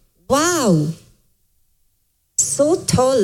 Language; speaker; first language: German; native; German